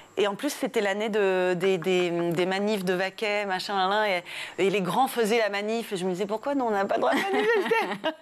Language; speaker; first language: French; early bilingual, other home language; English